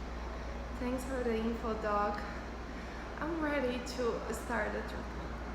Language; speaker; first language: English; non-native, fluent; Portuguese